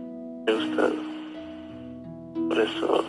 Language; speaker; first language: Spanish; non-native, learner; Arabic